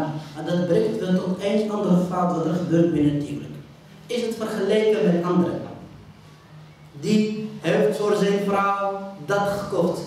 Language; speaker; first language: Dutch; non-native, fluent; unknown